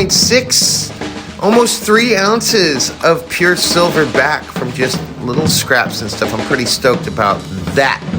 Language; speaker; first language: English; native; English